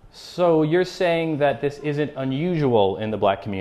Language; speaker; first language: English; native; English